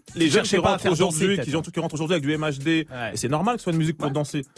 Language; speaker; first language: French; native; French